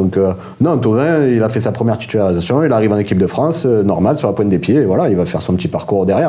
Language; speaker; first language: French; native; French